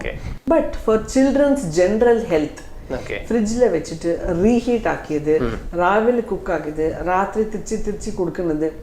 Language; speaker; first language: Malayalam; non-native, fluent; Tamil